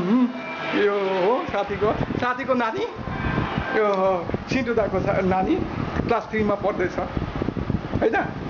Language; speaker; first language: Nepali; non-native, local second language; Bangla